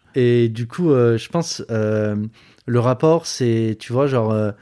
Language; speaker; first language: French; native; French